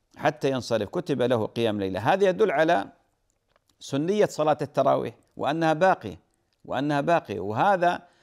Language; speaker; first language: Arabic; native; Arabic